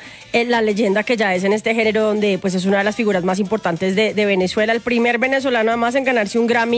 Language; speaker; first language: Spanish; native; Spanish